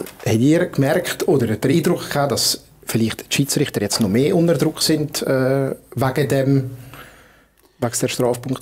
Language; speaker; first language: German; native; German